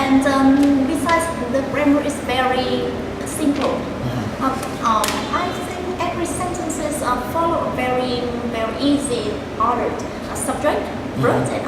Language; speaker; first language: English; non-native, learner; Vietnamese